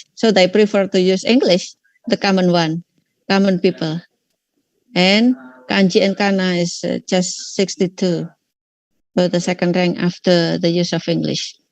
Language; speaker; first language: English; non-native, fluent; Indonesian